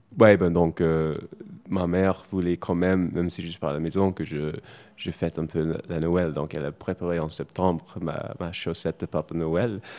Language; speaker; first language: French; non-native, fluent; English